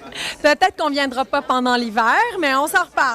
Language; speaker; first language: French; native; French